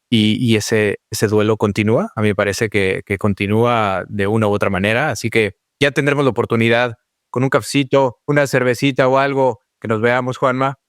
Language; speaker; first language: Spanish; native; Spanish